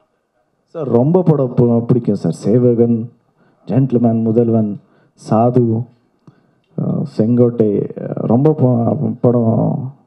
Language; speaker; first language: Tamil; non-native, learner; Kannada